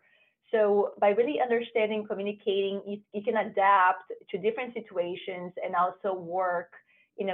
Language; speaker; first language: English; non-native, fluent; Portuguese